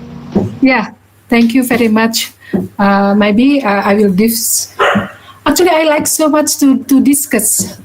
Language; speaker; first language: English; non-native, learner; Balinese